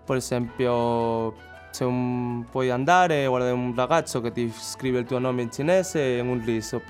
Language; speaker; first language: Italian; non-native, learner; Chinese